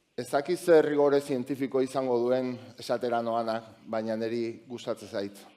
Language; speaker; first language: Basque; non-native, local second language; Spanish